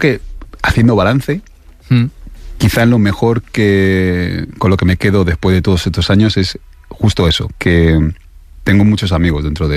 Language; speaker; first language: Spanish; native; Spanish